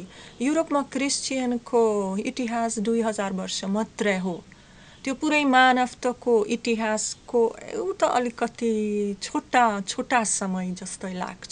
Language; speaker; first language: Nepali; non-native, learner; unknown